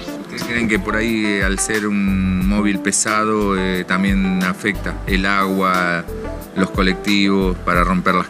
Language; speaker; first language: Spanish; native; Spanish